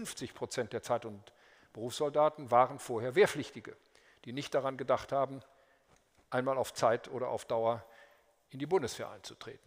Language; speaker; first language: German; native; German